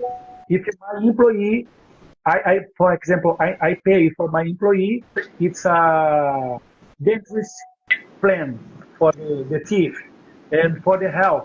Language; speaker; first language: English; non-native, learner; Portuguese